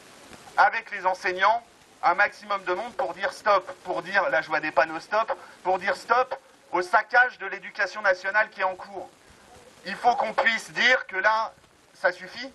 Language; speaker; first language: French; native; French